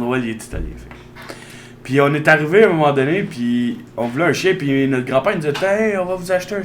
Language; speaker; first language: French; native; French